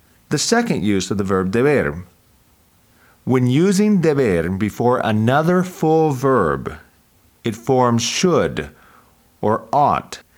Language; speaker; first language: English; native; English